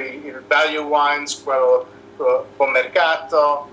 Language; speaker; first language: Italian; non-native, learner; English